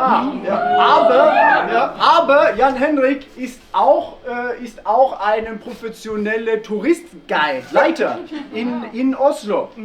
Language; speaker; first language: German; non-native, learner; Norwegian